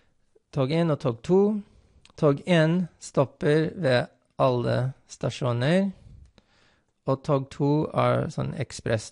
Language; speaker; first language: Norwegian; non-native, fluent; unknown